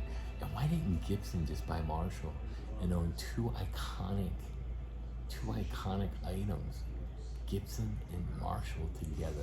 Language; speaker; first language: English; native; English